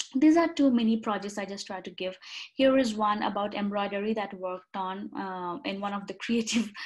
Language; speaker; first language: English; non-native, local second language; Bangla